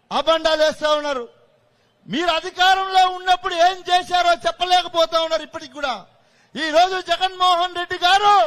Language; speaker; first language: Telugu; native; Telugu